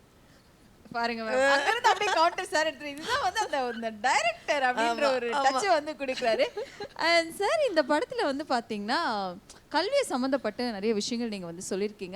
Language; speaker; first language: Tamil; native; Tamil